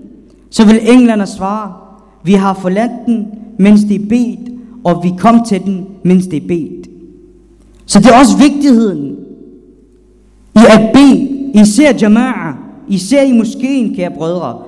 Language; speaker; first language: Danish; non-native, fluent; Arabic